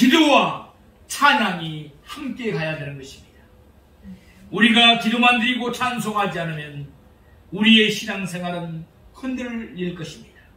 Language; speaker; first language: Korean; native; Korean